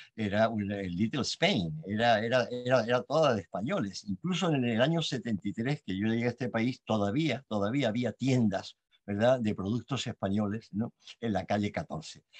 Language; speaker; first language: Spanish; native; Spanish